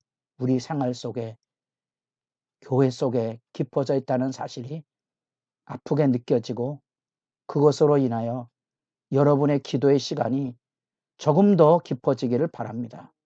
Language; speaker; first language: Korean; native; Korean